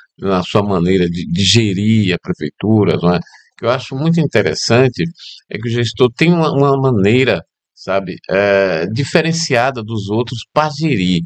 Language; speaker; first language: Portuguese; native; Portuguese